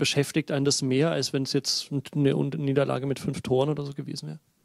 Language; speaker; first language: German; native; German